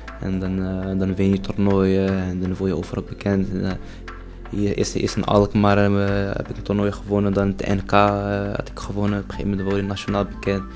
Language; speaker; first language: Dutch; early bilingual, other home language; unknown